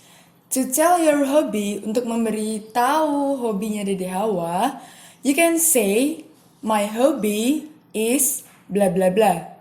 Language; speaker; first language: English; non-native, fluent; Indonesian